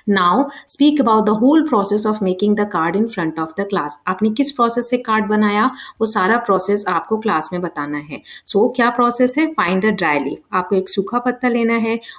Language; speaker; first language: Hindi; native; Hindi